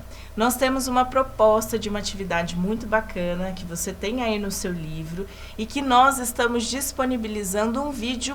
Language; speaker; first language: Portuguese; native; Portuguese